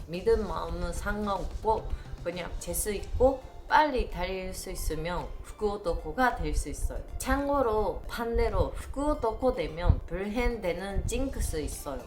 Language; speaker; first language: Korean; non-native, learner; Japanese